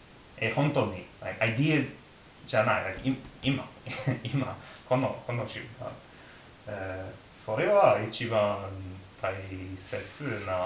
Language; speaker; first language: Japanese; non-native, learner; English